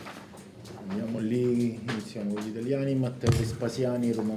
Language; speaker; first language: Italian; native; Italian